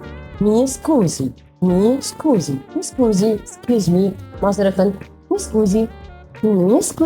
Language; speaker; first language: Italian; non-native, learner; Arabic